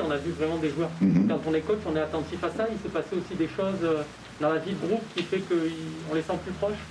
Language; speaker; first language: French; native; French